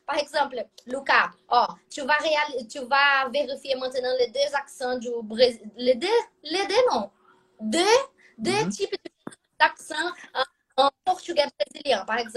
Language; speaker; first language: French; non-native, fluent; Portuguese